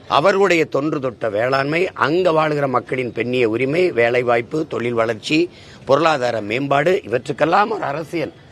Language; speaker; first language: Tamil; native; Tamil